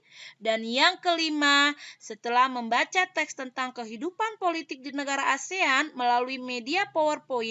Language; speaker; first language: Indonesian; native; Indonesian